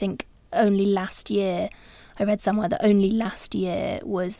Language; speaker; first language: English; native; English